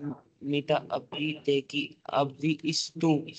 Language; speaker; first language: Finnish; non-native, learner; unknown